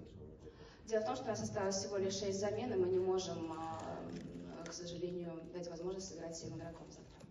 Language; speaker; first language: Russian; native; Russian